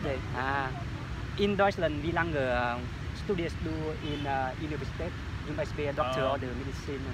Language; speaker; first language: German; non-native, learner; Vietnamese